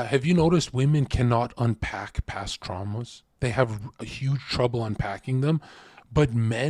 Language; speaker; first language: English; native; English